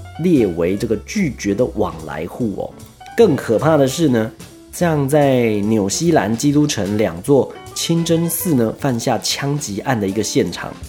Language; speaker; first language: Chinese; native; Chinese